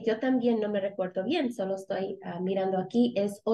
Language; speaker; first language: Spanish; early bilingual, heritage; Spanish